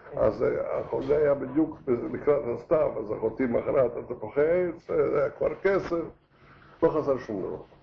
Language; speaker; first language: Hebrew; non-native, fluent; Yiddish